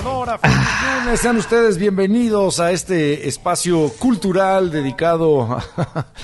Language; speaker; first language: Spanish; native; Spanish